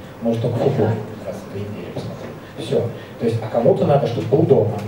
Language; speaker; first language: Russian; native; Russian